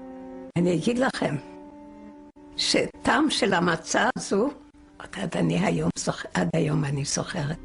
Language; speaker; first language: Hebrew; non-native, fluent; Yiddish